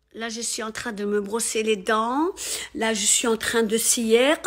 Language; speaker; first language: French; native; French